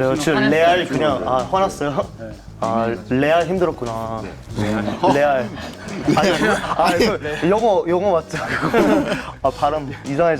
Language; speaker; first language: Korean; non-native, fluent; English